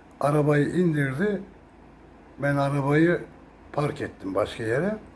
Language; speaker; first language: Turkish; native; Turkish